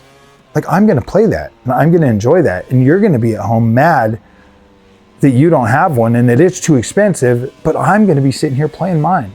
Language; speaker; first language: English; native; English